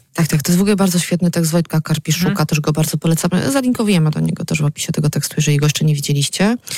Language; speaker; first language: Polish; native; Polish